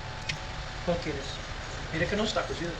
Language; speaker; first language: Spanish; non-native, learner; English